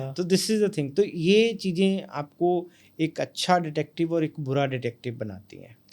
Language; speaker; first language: Hindi; non-native, local second language; Punjabi